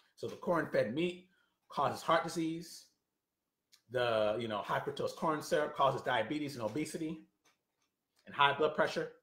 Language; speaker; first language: English; native; English